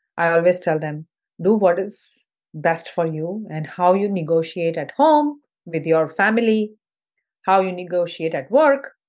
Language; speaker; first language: English; non-native, local second language; Hindi